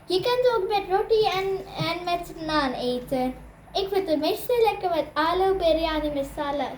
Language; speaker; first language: Dutch; early bilingual, other home language; Urdu